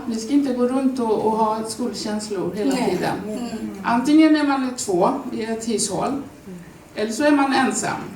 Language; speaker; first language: Swedish; non-native, fluent; Swahili